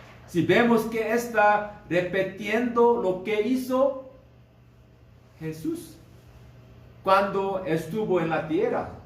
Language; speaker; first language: Spanish; non-native, learner; Korean